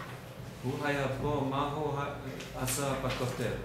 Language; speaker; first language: Hebrew; non-native, learner; Finnish